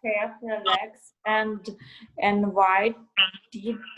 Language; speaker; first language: English; non-native, learner; Russian